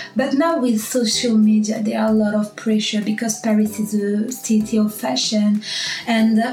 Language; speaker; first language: English; non-native, learner; French